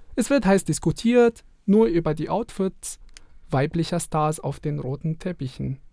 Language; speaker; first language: German; non-native, fluent; Arabic